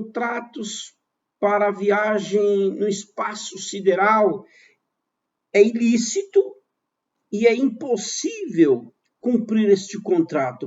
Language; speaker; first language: Portuguese; native; Portuguese